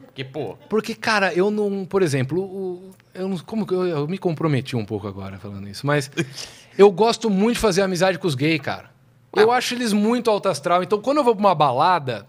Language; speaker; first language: Portuguese; native; Portuguese